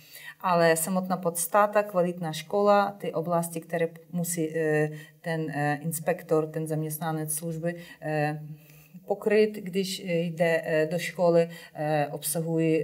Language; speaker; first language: Czech; non-native, fluent; Ukrainian